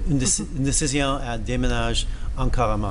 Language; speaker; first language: French; non-native, learner; English